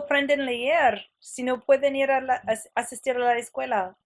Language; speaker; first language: Spanish; non-native, fluent; English